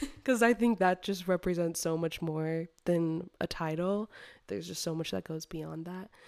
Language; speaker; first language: English; native; English